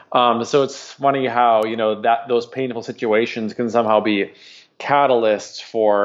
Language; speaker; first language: English; native; English